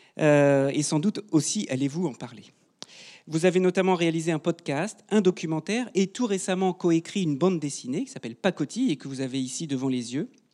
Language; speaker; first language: French; native; French